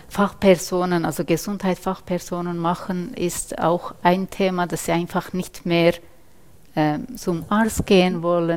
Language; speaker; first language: German; non-native, fluent; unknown